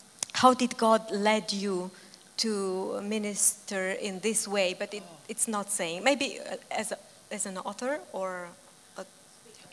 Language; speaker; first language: English; non-native, fluent; Romanian